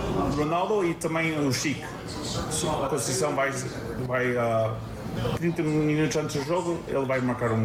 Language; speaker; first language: Portuguese; early bilingual, heritage; Portuguese